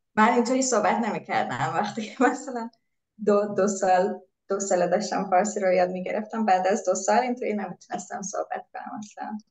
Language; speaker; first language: Persian; non-native, fluent; Hungarian